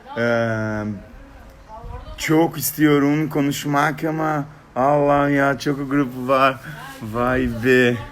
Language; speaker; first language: Turkish; non-native, learner; Portuguese